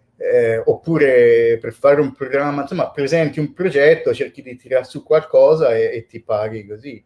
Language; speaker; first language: Italian; native; Italian